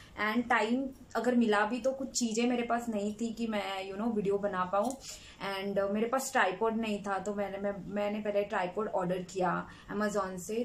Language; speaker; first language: Hindi; native; Hindi